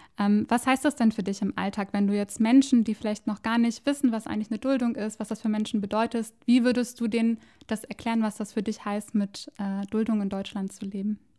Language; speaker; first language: German; native; German